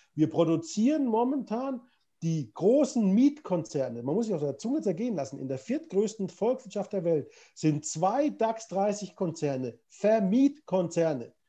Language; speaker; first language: German; native; German